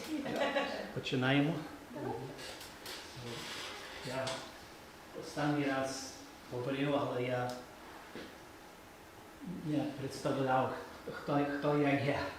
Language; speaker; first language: Ukrainian; early bilingual, heritage; Ukrainian